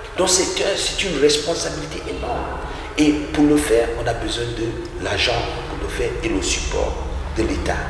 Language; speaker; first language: French; non-native, local second language; English